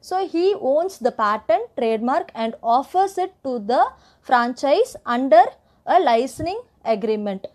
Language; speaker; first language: English; non-native, local second language; Tamil